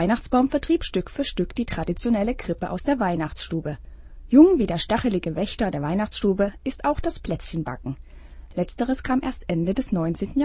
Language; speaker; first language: German; native; German